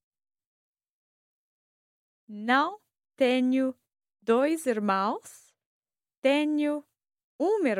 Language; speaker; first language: Portuguese; non-native, learner; English